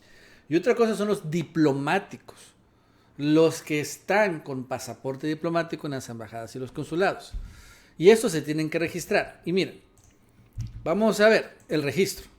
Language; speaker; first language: Spanish; native; Spanish